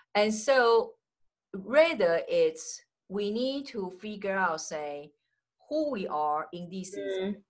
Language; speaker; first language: English; non-native, fluent; Chinese